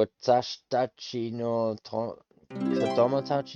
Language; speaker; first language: Japanese; non-native, learner; English